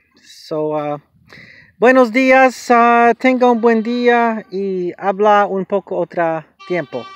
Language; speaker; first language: Spanish; non-native, learner; English